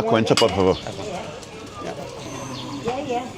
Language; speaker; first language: Spanish; non-native, learner; English